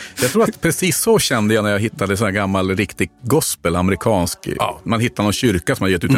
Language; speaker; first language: Swedish; native; Swedish